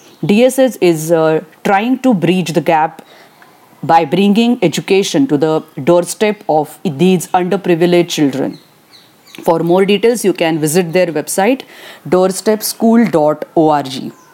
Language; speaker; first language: English; non-native, local second language; Marathi